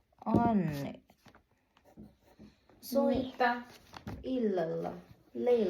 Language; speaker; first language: Finnish; non-native, learner; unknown